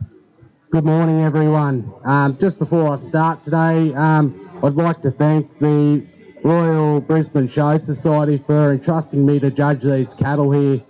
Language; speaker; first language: English; native; English